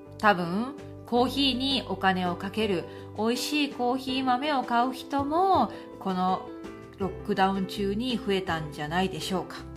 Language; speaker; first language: Japanese; native; Japanese